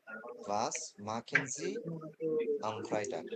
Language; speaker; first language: German; non-native, fluent; Bangla